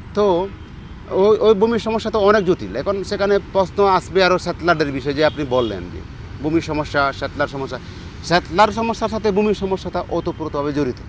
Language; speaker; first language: Bangla; non-native, local second language; Chakma